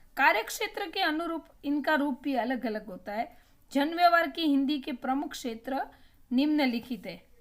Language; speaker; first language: Hindi; non-native, local second language; Gujarati